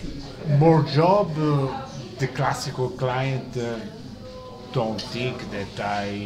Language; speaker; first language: English; non-native, learner; Italian